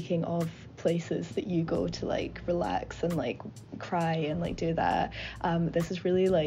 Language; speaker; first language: English; native; English